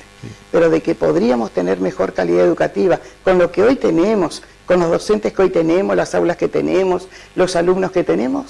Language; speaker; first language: Spanish; native; Spanish